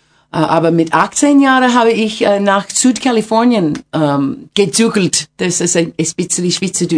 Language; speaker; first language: German; non-native, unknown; English